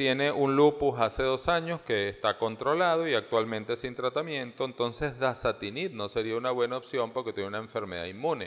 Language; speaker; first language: Spanish; native; Spanish